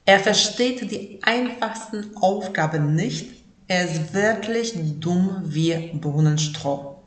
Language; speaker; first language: German; non-native, fluent; Polish